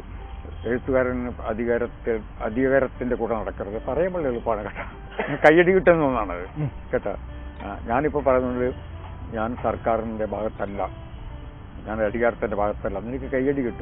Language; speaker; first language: Malayalam; native; Malayalam